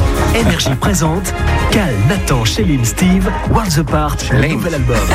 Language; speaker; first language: French; native; French